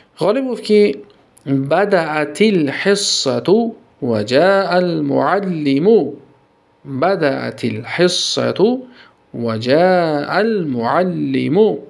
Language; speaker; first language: Arabic; non-native, fluent; Tajik